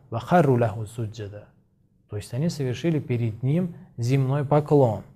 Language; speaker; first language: Russian; non-native, local second language; Azerbaijani